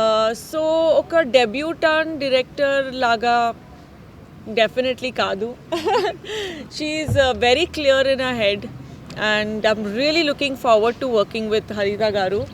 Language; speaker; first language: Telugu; non-native, fluent; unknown